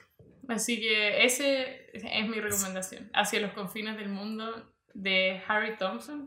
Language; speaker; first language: Spanish; native; Spanish